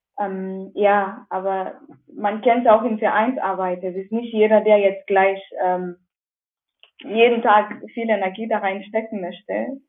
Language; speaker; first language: German; non-native, fluent; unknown